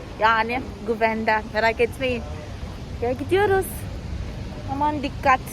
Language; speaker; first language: Turkish; non-native, fluent; Portuguese